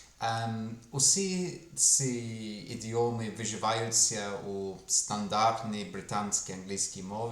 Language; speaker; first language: Ukrainian; non-native, fluent; English